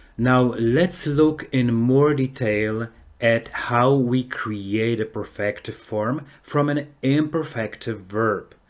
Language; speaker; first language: English; non-native, fluent; Polish